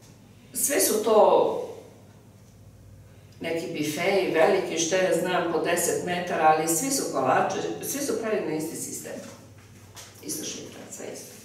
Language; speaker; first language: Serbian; early bilingual, heritage; Serbian